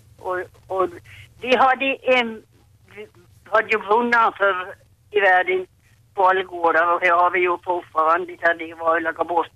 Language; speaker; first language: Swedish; native; Swedish